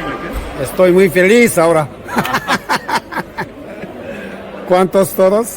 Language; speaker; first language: Spanish; non-native, learner; Korean